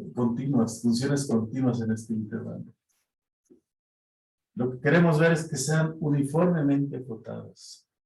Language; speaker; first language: Spanish; native; Spanish